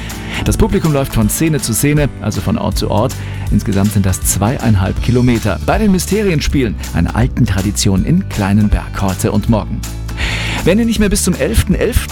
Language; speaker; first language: German; native; German